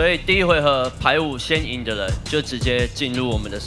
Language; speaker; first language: Chinese; native; Chinese